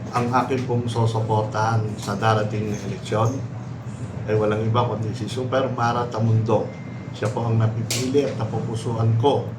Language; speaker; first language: Filipino; native; Filipino